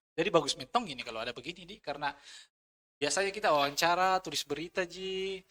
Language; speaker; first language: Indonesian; native; Indonesian